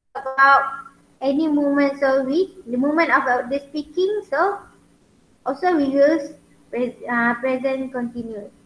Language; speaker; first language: English; non-native, local second language; Malay